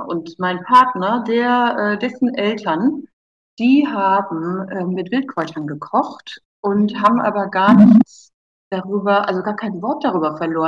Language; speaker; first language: German; native; German